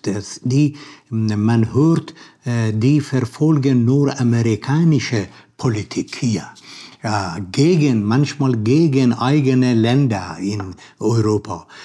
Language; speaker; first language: German; non-native, learner; Persian